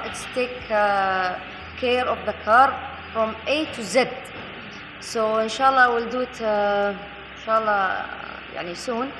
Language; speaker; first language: English; non-native, learner; Arabic